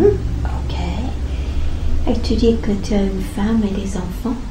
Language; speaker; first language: French; non-native, fluent; English